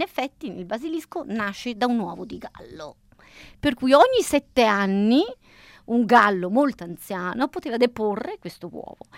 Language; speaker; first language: Italian; native; Italian